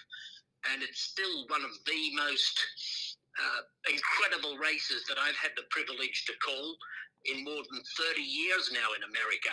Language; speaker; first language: English; native; English